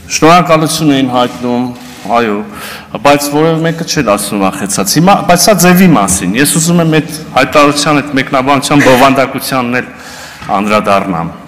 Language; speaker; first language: Armenian; native; Armenian